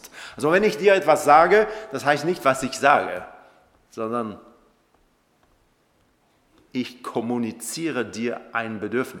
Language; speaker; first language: German; non-native, local second language; French